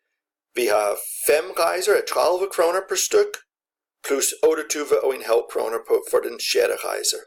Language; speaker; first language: Danish; non-native, fluent; English